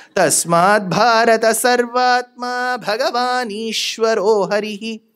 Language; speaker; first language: English; non-native, local second language; Tamil